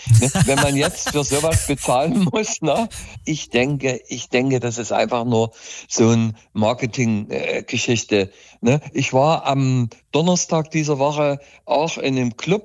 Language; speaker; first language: German; native; German